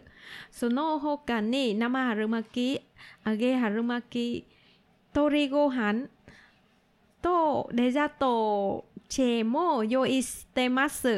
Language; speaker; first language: Japanese; non-native, learner; Vietnamese